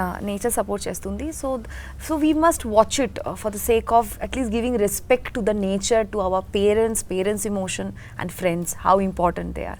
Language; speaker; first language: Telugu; non-native, learner; Bangla